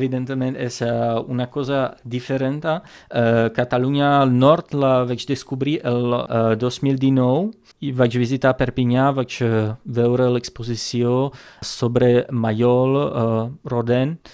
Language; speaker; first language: Catalan; non-native, fluent; Czech